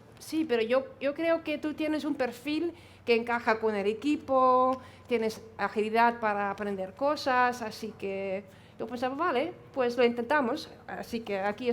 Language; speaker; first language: Spanish; non-native, fluent; Dutch